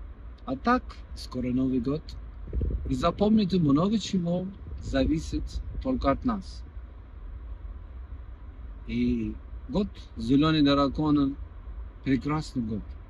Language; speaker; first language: Russian; non-native, fluent; Persian